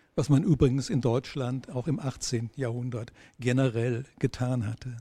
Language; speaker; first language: German; native; German